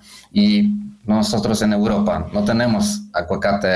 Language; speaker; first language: Spanish; non-native, learner; Polish